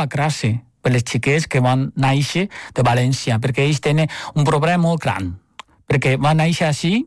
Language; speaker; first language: Catalan; non-native, fluent; Chinese